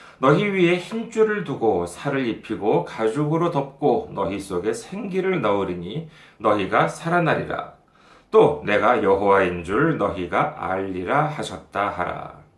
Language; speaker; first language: Korean; native; Korean